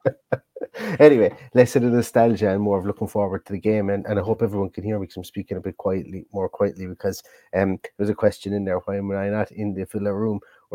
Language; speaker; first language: English; native; English